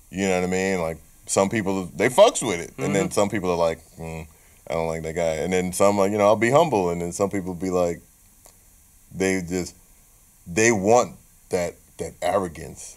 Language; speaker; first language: English; native; English